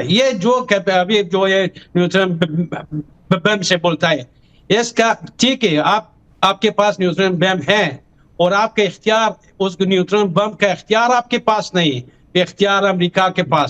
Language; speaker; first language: Hindi; non-native, fluent; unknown